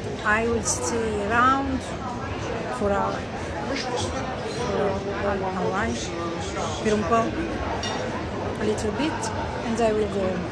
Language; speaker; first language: English; non-native, learner; Italian